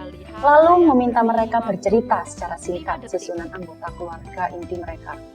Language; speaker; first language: Indonesian; native; Indonesian